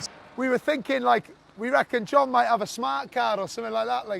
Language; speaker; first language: English; native; English